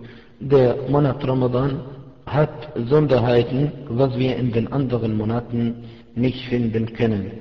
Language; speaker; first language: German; non-native, fluent; Arabic